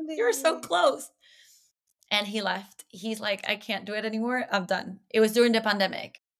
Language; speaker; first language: English; non-native, fluent; Spanish